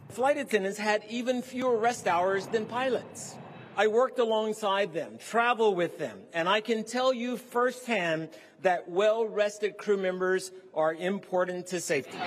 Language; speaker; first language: English; native; English